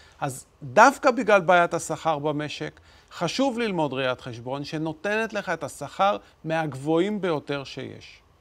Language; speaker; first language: Hebrew; native; Hebrew